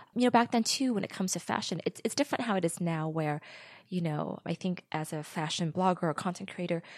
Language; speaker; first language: English; early bilingual, other home language; Vietnamese